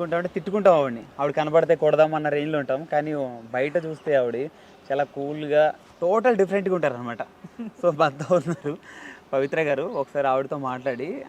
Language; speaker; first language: Telugu; native; Telugu